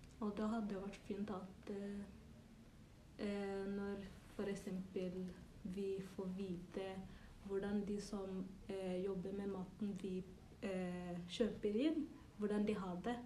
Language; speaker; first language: Norwegian; early bilingual, other home language; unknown